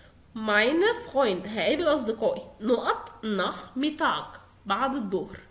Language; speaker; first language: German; non-native, fluent; Arabic